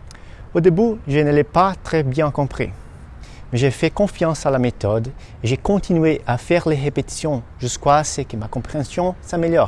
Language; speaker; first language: French; non-native, fluent; Portuguese